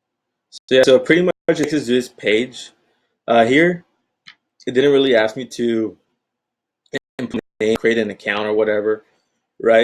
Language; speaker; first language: English; native; English